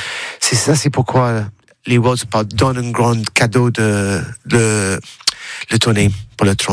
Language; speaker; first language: French; non-native, learner; English